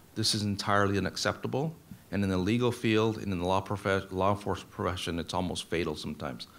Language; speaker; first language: English; native; English